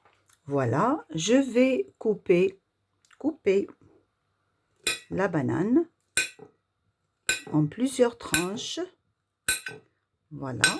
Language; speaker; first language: French; non-native, local second language; Arabic